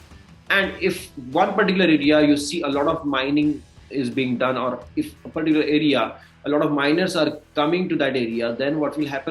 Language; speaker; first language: English; non-native, local second language; Marathi